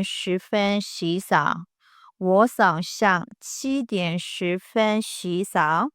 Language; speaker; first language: Chinese; non-native, fluent; Burmese